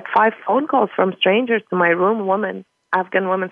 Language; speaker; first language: English; non-native, fluent; Persian